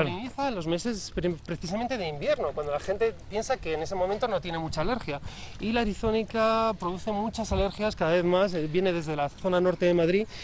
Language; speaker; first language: Spanish; native; Spanish